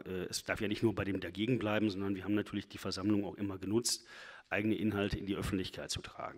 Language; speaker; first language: German; native; German